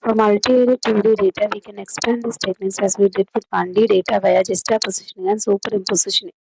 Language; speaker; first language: English; non-native, local second language; Malayalam